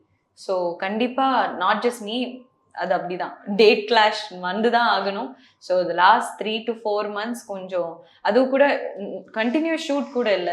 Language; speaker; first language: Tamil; non-native, local second language; Malayalam